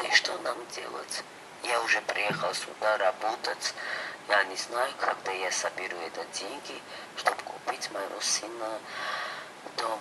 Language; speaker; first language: Russian; non-native, fluent; Georgian